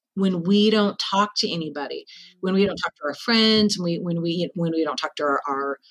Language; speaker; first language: English; native; English